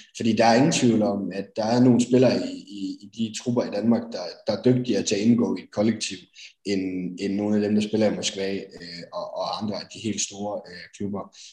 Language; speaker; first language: Danish; native; Danish